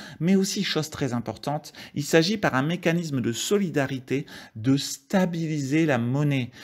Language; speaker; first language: French; native; French